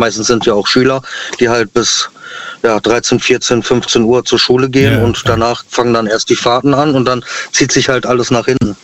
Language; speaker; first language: German; native; German